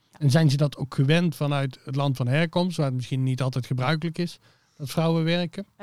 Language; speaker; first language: Dutch; native; Dutch